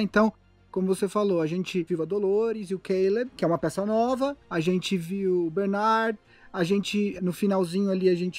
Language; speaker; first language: Portuguese; native; Portuguese